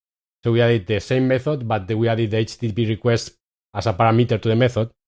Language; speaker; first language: English; non-native, fluent; Spanish